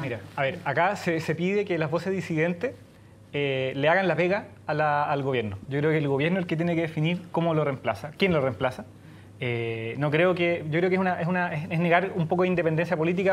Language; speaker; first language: Spanish; native; Spanish